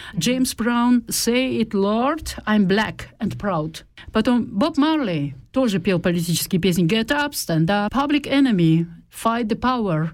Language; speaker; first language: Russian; non-native, local second language; Kazakh